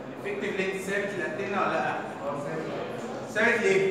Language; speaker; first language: Arabic; native; Arabic